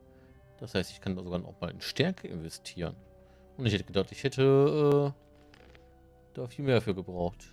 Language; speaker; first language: German; native; German